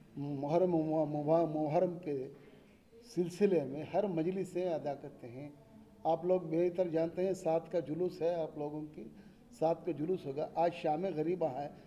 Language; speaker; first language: Hindi; non-native, local second language; Urdu